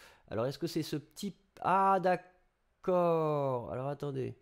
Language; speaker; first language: French; native; French